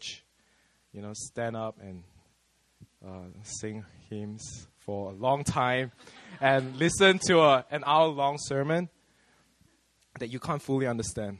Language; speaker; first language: English; non-native, local second language; Chinese